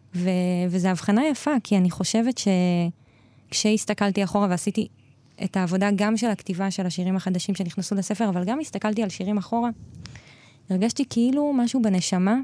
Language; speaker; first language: Hebrew; native; Hebrew